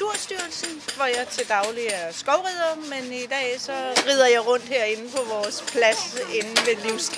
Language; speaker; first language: Danish; native; Danish